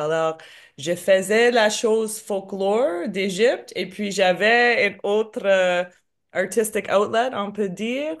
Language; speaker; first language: French; non-native, learner; English